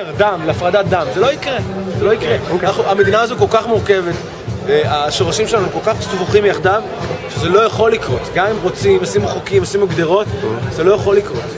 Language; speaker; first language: Hebrew; native; Hebrew